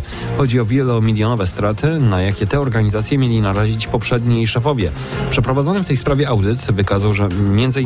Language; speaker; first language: Polish; native; Polish